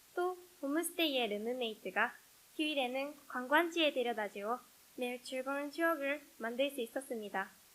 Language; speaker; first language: Korean; non-native, learner; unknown